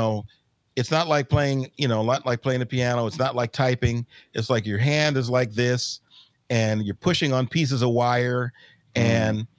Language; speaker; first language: English; native; English